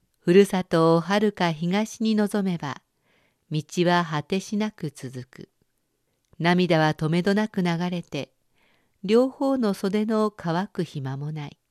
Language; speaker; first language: Japanese; native; Japanese